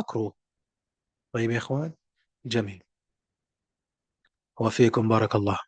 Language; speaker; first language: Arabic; non-native, fluent; French